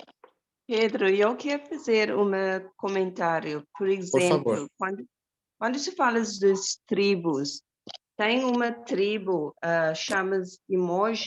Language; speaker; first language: Portuguese; non-native, fluent; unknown